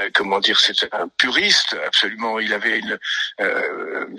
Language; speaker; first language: French; native; French